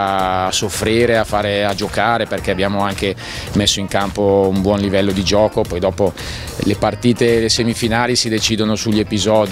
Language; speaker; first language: Italian; native; Italian